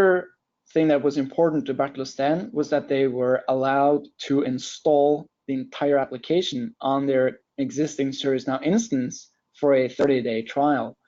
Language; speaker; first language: English; non-native, fluent; Norwegian